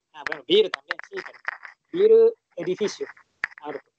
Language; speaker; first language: Spanish; non-native, learner; Japanese